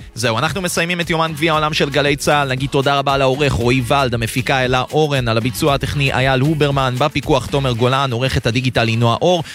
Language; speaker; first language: Hebrew; native; Hebrew